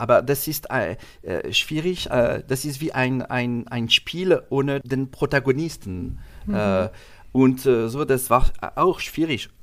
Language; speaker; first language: German; non-native, learner; French